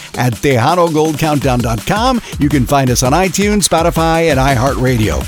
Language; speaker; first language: English; early bilingual, other home language; Spanish